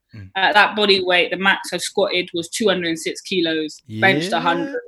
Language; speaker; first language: English; native; English